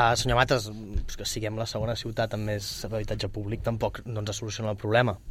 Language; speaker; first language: Catalan; native; Catalan